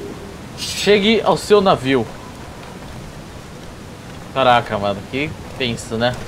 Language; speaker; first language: Portuguese; native; Portuguese